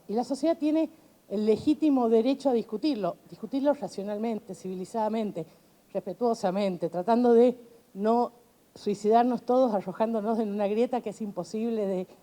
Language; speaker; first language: Spanish; native; Spanish